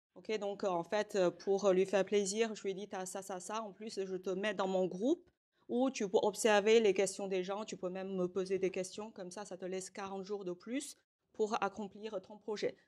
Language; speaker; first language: French; non-native, fluent; Chinese